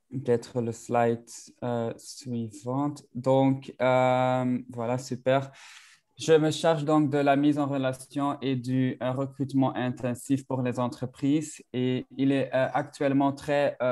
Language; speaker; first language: French; non-native, local second language; Dutch